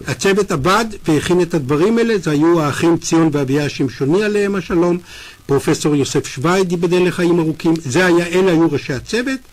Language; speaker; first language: Hebrew; native; Hebrew